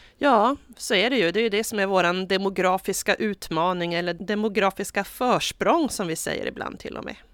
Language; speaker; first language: Swedish; native; Swedish